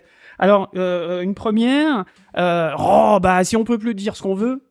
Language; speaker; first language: French; native; French